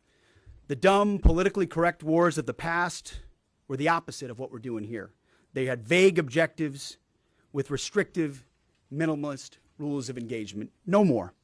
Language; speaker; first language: English; native; English